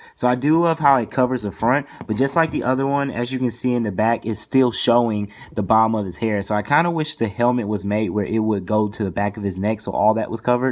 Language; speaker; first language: English; native; English